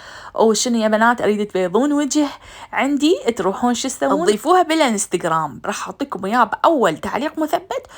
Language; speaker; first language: Arabic; native; Arabic